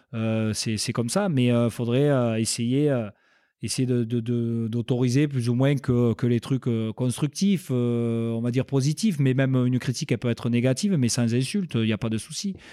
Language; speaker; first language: French; native; French